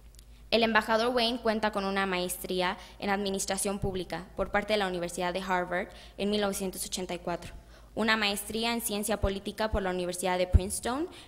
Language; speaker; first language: Spanish; native; Spanish